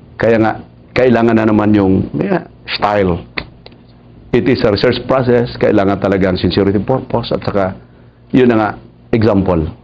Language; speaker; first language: Filipino; non-native, local second language; Cebuano